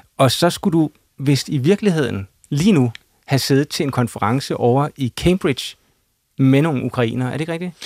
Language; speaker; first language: Danish; native; Danish